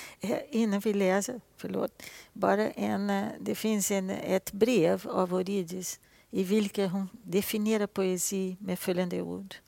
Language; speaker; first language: Swedish; non-native, fluent; Portuguese